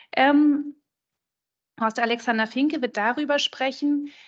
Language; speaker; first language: German; native; German